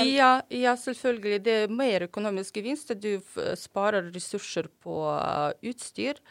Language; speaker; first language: Norwegian; non-native, fluent; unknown